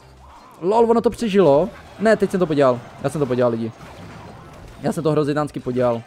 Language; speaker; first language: Czech; native; Czech